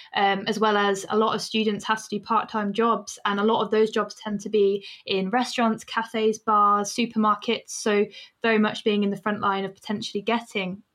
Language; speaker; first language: English; native; English